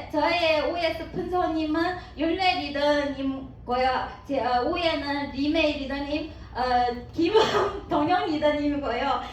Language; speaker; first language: Korean; non-native, learner; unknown